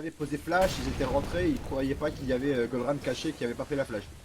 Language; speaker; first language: French; native; French